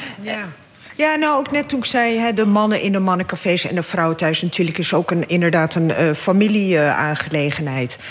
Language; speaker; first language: Dutch; early bilingual, other home language; Arabic